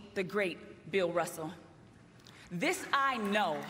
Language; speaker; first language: English; native; English